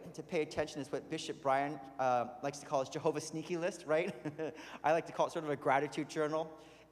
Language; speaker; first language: English; native; English